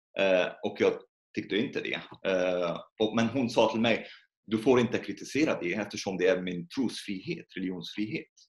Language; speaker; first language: Swedish; non-native, fluent; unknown